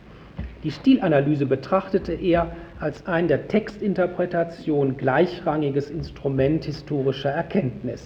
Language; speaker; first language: German; native; German